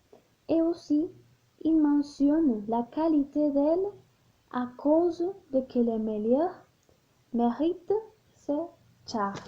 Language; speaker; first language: French; non-native, learner; Spanish